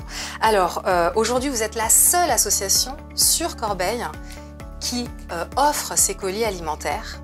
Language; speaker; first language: French; native; French